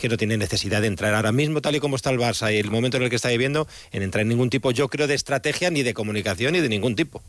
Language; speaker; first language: Spanish; native; Spanish